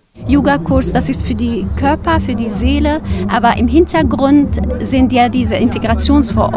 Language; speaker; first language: German; non-native, fluent; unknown